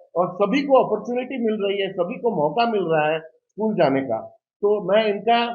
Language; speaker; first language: Hindi; non-native, local second language; Marathi